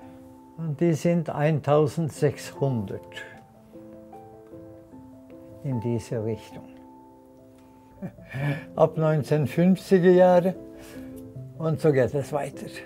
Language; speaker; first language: German; non-native, fluent; Norwegian